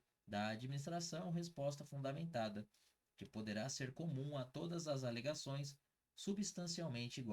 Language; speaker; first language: Portuguese; native; Portuguese